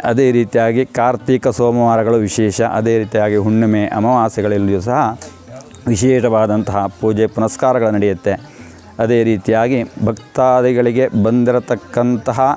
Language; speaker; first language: Kannada; native; Kannada